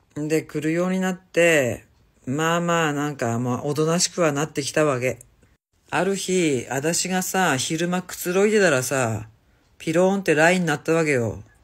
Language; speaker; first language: Japanese; native; Japanese